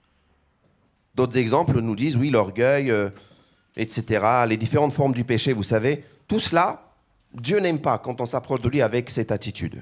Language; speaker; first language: French; native; French